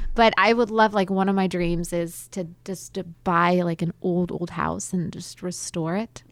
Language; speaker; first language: English; non-native, fluent; German